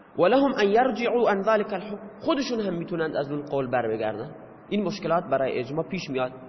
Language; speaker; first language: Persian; non-native, local second language; Baluchi